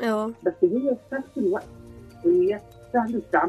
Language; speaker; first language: Arabic; native; Arabic